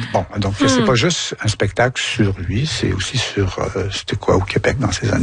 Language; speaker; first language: French; native; French